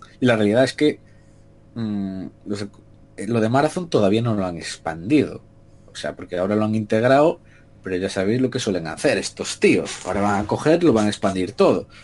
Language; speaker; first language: Spanish; native; Spanish